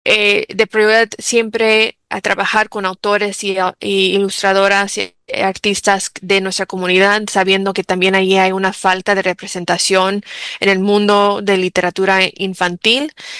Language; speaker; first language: Spanish; early bilingual, heritage; English